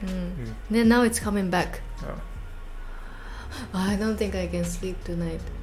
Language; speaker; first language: English; non-native, fluent; Japanese